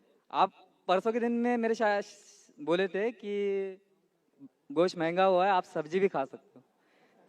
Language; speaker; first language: Hindi; non-native, local second language; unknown